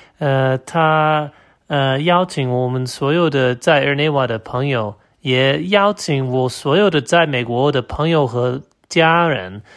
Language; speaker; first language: Chinese; non-native, learner; English